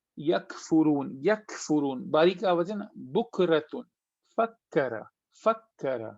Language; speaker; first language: Urdu; native; Urdu